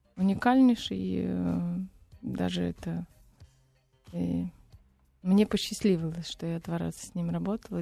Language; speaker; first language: Russian; non-native, local second language; Lithuanian